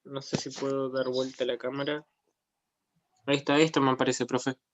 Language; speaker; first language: Spanish; native; Spanish